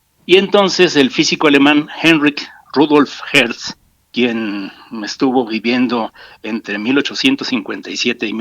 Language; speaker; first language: Spanish; native; Spanish